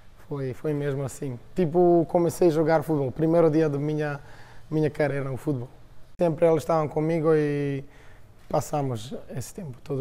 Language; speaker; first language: Portuguese; non-native, fluent; Croatian